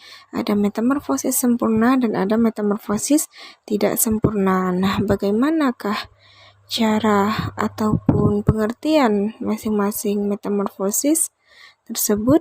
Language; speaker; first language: Indonesian; native; Indonesian